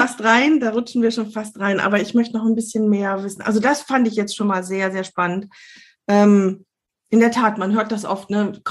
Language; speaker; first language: German; native; German